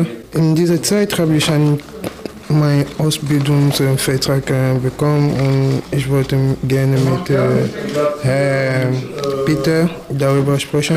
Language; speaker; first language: German; non-native, fluent; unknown